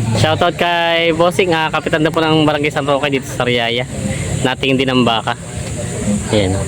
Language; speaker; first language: Filipino; native; Filipino